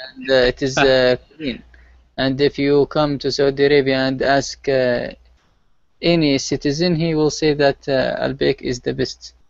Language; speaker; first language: English; non-native, learner; Arabic